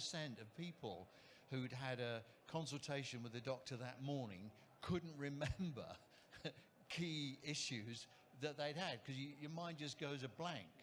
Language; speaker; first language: English; native; English